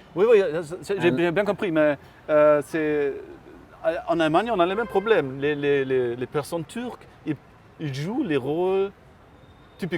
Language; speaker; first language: French; non-native, learner; German